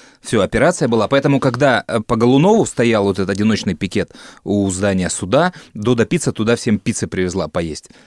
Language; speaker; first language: Russian; native; Russian